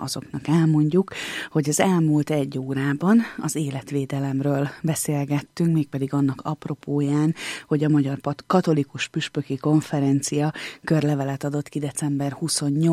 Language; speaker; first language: Hungarian; native; Hungarian